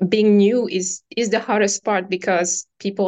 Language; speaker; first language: English; non-native, fluent; French